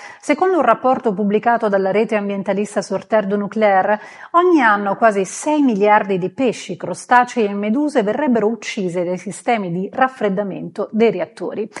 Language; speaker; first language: Italian; native; Italian